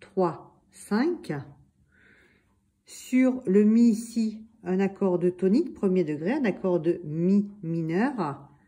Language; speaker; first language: French; native; French